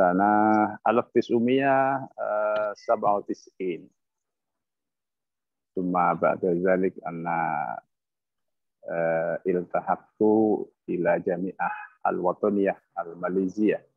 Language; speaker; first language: Arabic; non-native, fluent; Indonesian